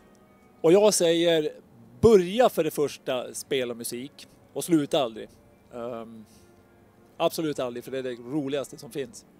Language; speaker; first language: Swedish; native; Swedish